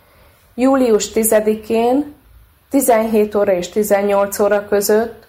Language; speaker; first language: Hungarian; native; Hungarian